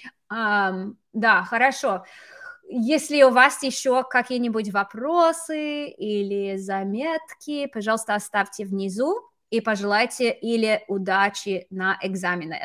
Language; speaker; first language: Russian; non-native, fluent; English